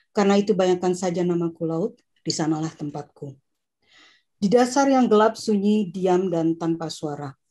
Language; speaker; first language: English; non-native, fluent; Indonesian